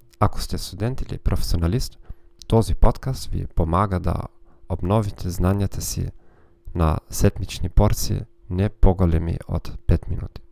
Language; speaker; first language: Macedonian; non-native, learner; German